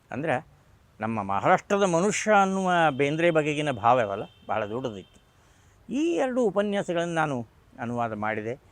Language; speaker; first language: Kannada; non-native, local second language; Marathi